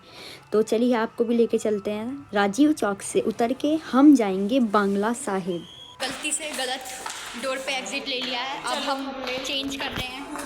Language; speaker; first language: Hindi; native; Hindi